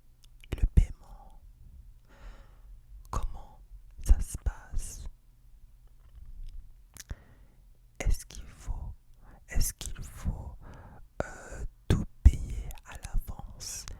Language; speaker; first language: French; non-native, fluent; English